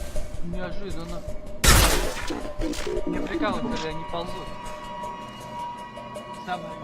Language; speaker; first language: Russian; native; Russian